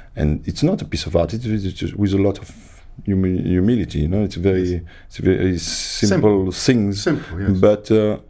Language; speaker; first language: English; non-native, fluent; French